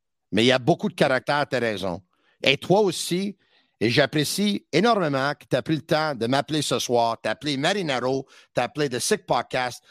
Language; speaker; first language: French; non-native, local second language; English